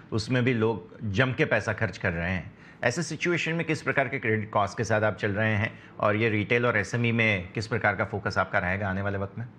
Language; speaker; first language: Hindi; non-native, local second language; Gujarati